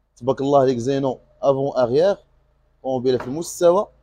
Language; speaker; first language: French; non-native, local second language; Arabic